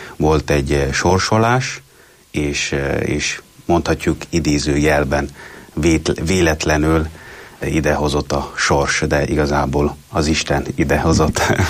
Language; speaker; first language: Hungarian; non-native, fluent; Italian